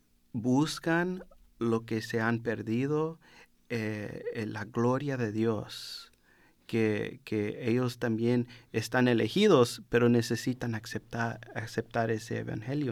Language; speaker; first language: Spanish; non-native, learner; English